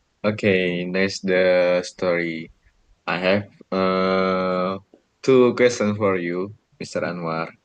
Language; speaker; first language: English; non-native, learner; Indonesian